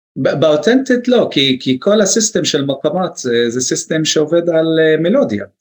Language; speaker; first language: Hebrew; non-native, local second language; Arabic